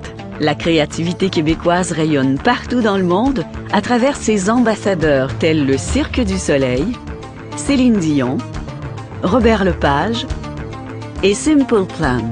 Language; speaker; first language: French; native; French